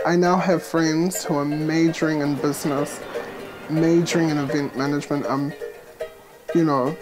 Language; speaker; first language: English; native; English